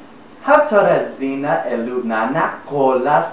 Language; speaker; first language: Arabic; non-native, learner; English